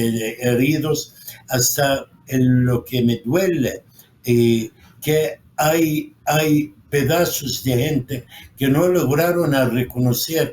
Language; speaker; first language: Spanish; non-native, fluent; Arabic